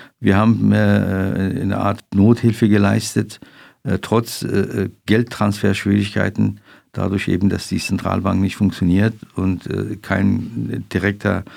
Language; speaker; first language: German; non-native, fluent; Persian